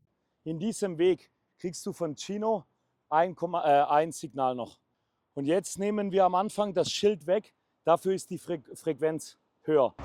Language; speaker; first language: German; native; German